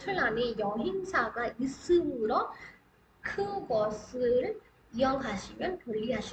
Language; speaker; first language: Korean; non-native, fluent; Hindi